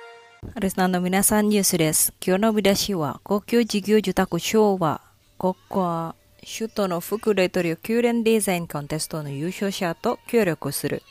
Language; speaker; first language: Japanese; non-native, fluent; Indonesian